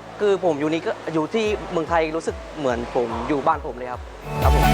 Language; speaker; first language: Thai; non-native, fluent; Vietnamese